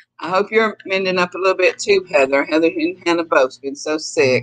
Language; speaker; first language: English; native; English